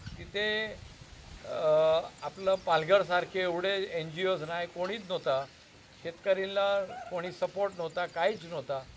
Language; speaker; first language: Marathi; non-native, local second language; Gujarati